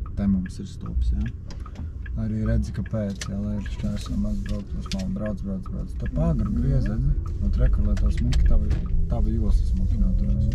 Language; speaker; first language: Latvian; native; Latvian